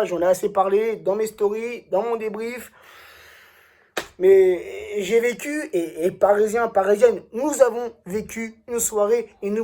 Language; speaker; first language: French; native; French